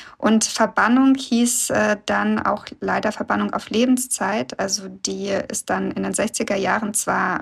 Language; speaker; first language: German; early bilingual, other home language; Russian